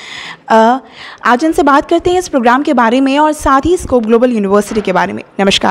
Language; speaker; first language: Hindi; native; Hindi